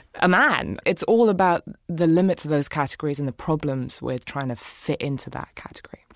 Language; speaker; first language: English; native; English